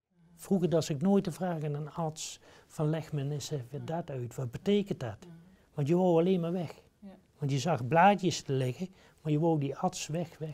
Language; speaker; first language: Dutch; native; Dutch